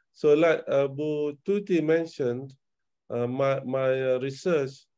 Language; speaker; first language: English; non-native, local second language; Malay